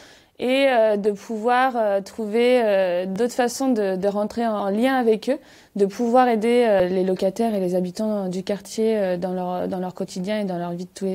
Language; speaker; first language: French; native; French